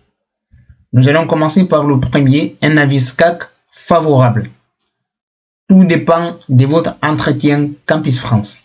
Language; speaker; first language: French; non-native, local second language; Fula